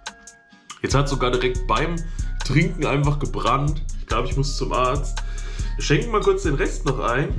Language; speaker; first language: German; native; German